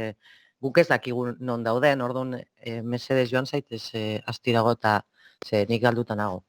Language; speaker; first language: Basque; non-native, local second language; Spanish